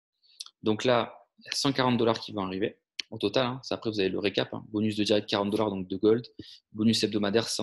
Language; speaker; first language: French; native; French